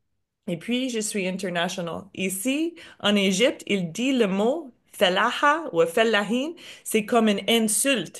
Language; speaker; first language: French; non-native, learner; English